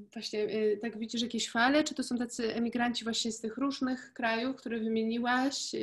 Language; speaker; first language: Polish; native; Polish